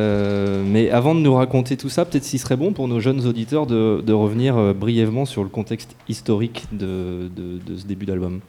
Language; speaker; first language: French; native; French